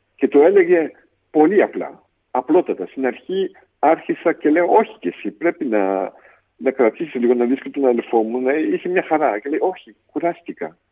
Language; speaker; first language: Greek; early bilingual, heritage; Greek